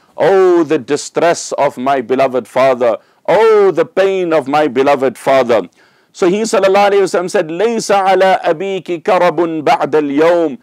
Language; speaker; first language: English; native; English